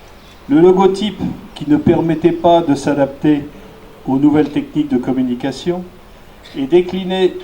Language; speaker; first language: French; native; French